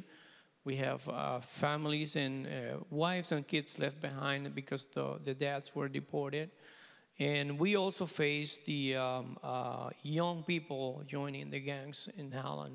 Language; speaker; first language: English; non-native, fluent; Spanish